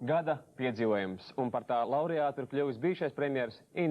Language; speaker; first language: Latvian; native; Latvian